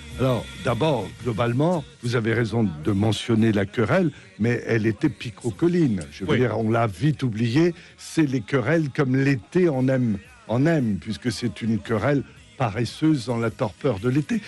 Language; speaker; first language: French; native; French